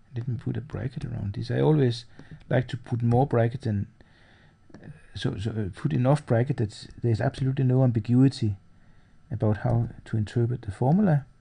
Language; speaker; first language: English; non-native, fluent; Danish